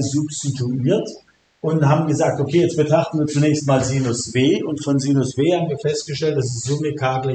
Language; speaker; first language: German; native; German